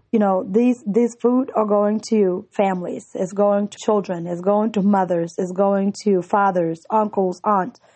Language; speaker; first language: English; non-native, fluent; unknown